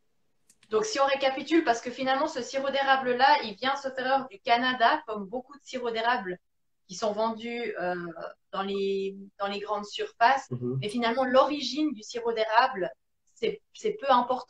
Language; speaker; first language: French; native; French